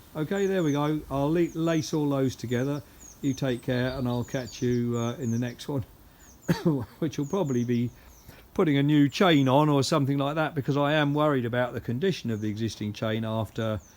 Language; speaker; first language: English; native; English